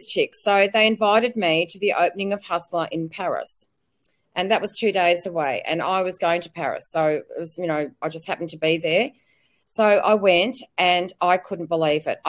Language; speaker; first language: English; native; English